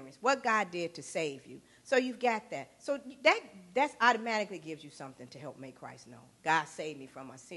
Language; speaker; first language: English; native; English